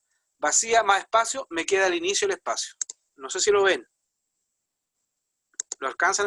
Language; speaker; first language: Spanish; native; Spanish